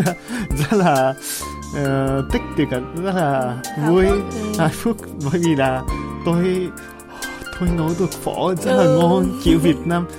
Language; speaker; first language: Vietnamese; non-native, learner; Japanese